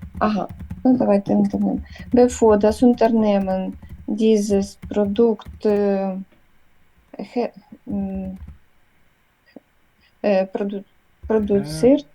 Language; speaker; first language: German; non-native, learner; Ukrainian